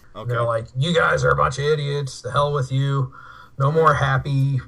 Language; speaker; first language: English; native; English